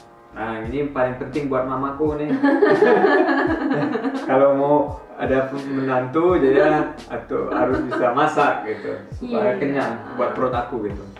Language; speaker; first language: Indonesian; early bilingual, heritage; Indonesian